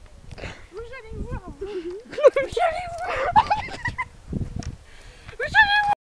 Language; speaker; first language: French; native; French